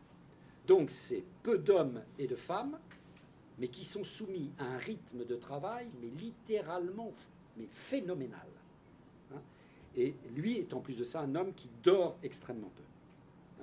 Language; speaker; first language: French; native; French